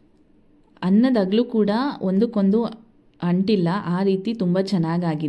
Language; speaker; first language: Kannada; native; Kannada